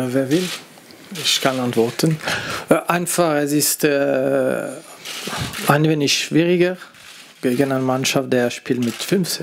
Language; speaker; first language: German; non-native, fluent; French